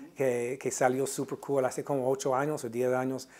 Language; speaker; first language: Spanish; non-native, fluent; English